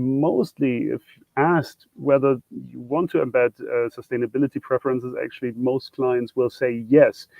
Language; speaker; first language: English; non-native, fluent; German